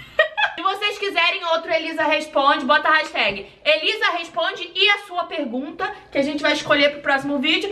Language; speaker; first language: Portuguese; native; Portuguese